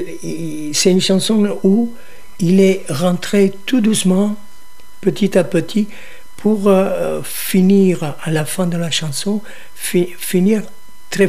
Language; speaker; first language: French; non-native, fluent; Italian